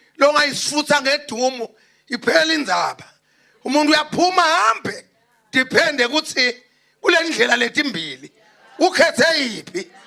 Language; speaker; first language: Zulu; non-native, local second language; Swati